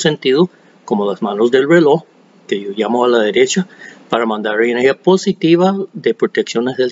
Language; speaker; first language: Spanish; non-native, fluent; English